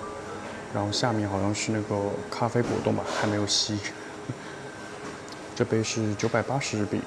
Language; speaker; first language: Chinese; native; Chinese